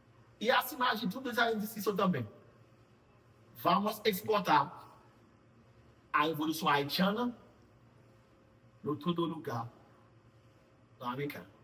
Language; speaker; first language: Portuguese; non-native, fluent; Haitian Creole